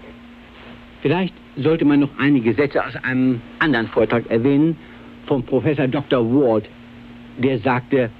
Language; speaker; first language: German; native; German